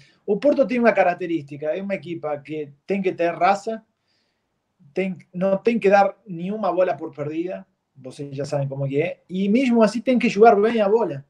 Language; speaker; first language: Portuguese; non-native, fluent; Spanish